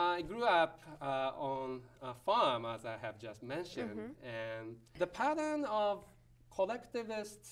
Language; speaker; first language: English; non-native, fluent; Japanese